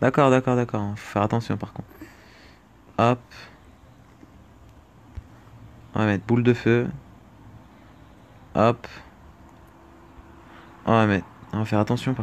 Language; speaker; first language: French; native; French